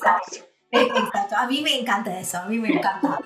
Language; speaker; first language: Spanish; non-native, fluent; English